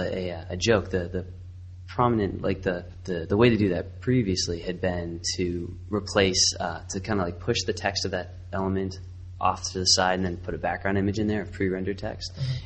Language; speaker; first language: English; native; English